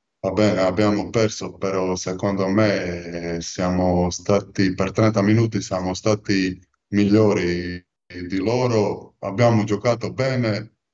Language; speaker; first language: Italian; non-native, fluent; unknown